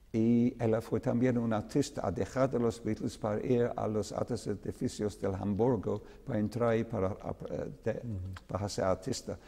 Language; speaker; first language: Spanish; non-native, learner; English